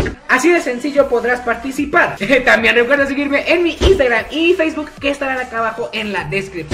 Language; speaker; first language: Spanish; native; Spanish